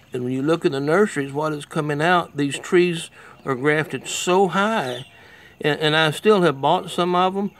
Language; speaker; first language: English; native; English